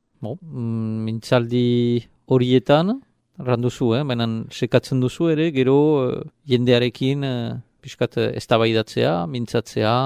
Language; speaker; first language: Basque; native; Basque